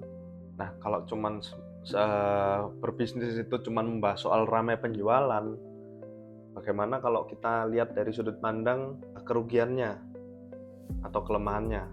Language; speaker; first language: Indonesian; native; Indonesian